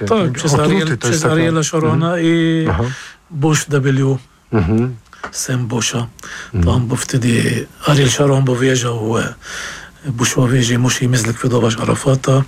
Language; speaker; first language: Polish; non-native, fluent; Arabic